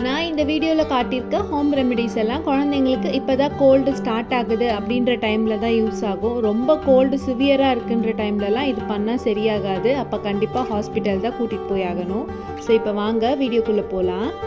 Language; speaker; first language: Tamil; native; Tamil